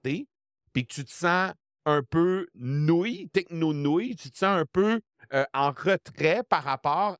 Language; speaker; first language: French; native; French